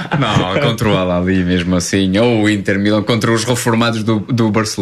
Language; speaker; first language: Portuguese; native; Portuguese